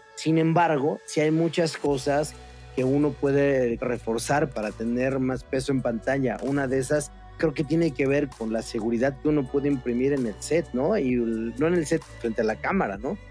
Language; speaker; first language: Spanish; native; Spanish